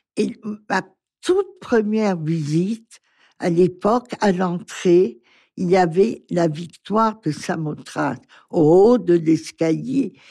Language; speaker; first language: French; non-native, local second language; Greek